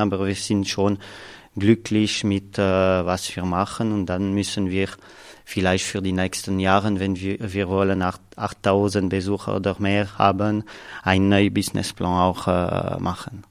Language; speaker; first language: German; non-native, local second language; French